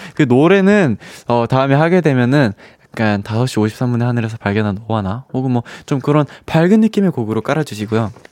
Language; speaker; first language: Korean; native; Korean